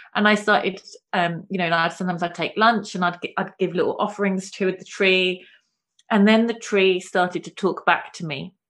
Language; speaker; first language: English; native; English